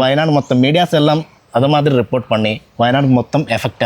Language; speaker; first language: Tamil; non-native, learner; Malayalam